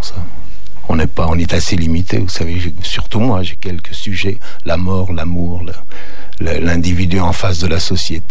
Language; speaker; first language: French; native; French